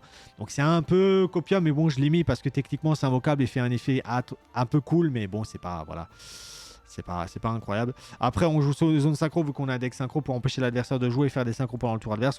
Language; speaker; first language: French; native; French